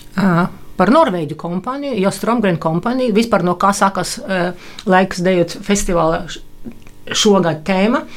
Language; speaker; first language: Latvian; non-native, local second language; Russian